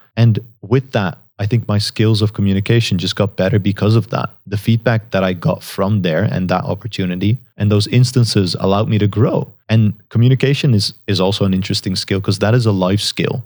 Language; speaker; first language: English; non-native, fluent; Dutch